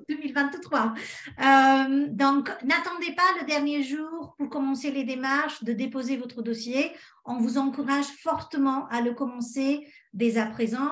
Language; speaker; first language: French; native; French